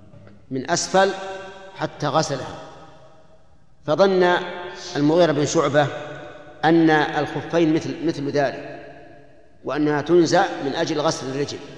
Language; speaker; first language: Arabic; native; Arabic